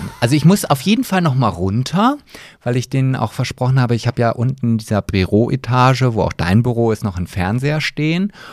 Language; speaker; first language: German; early bilingual, other home language; Polish